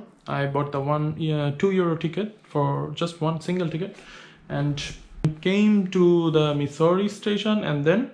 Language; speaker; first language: English; non-native, learner; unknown